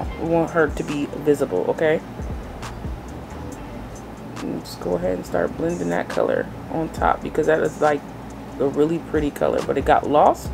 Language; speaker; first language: English; native; English